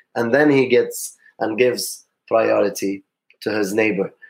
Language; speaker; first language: English; non-native, fluent; Arabic